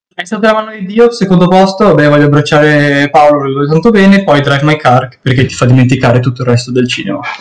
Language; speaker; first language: Italian; native; Italian